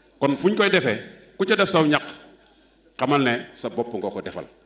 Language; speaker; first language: Wolof; native; Wolof